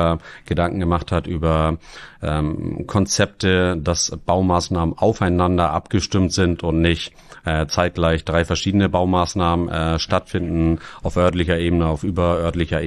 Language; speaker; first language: German; native; German